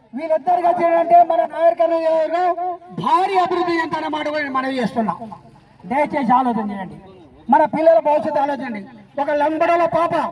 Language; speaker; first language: Telugu; native; Telugu